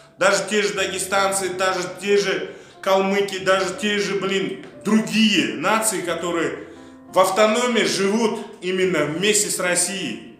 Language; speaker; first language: Russian; non-native, local second language; Uzbek